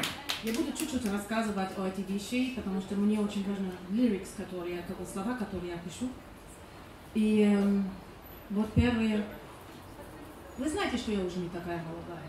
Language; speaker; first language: Russian; non-native, learner; German